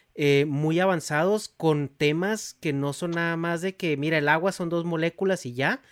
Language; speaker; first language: Spanish; native; Spanish